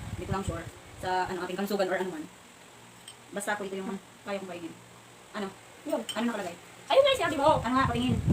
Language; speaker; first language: Filipino; non-native, local second language; Cebuano